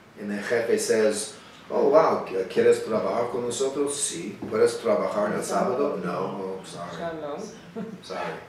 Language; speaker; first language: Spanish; non-native, learner; English